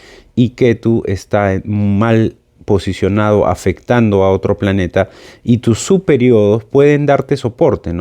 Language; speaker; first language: Spanish; native; Spanish